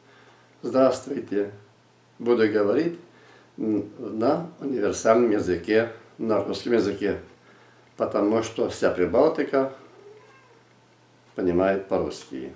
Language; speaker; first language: Russian; non-native, local second language; Lithuanian